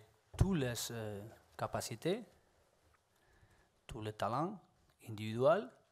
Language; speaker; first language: French; non-native, fluent; Spanish